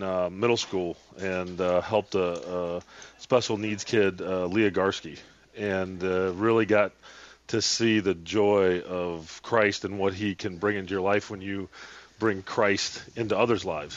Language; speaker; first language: English; native; English